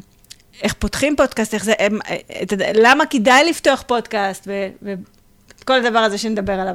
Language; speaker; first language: Hebrew; native; Hebrew